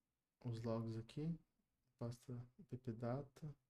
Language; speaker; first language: Portuguese; native; Portuguese